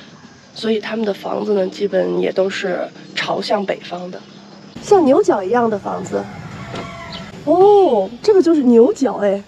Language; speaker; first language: Chinese; native; Chinese